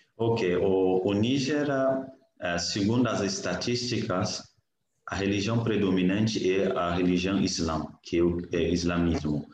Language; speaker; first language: Portuguese; non-native, fluent; Hausa